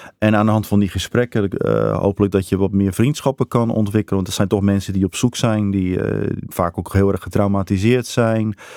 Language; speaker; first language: Dutch; native; Dutch